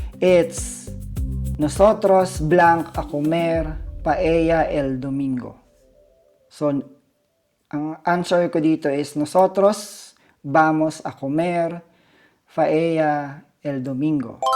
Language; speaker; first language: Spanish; non-native, learner; Filipino